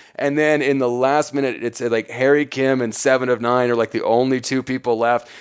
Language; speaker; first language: English; native; English